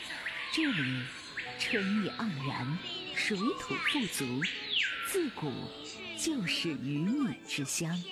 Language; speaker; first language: Chinese; native; Chinese